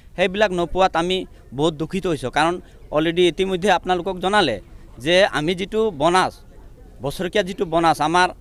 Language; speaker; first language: Assamese; native; Assamese